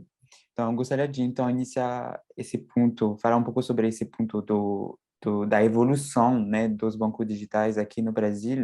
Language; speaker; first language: Portuguese; non-native, fluent; French